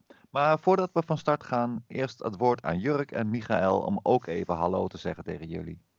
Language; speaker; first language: Dutch; native; Dutch